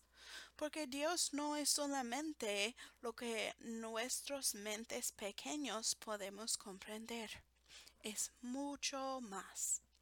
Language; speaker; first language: Spanish; non-native, fluent; English